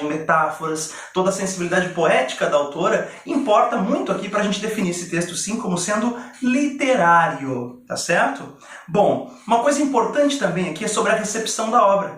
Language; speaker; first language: Portuguese; native; Portuguese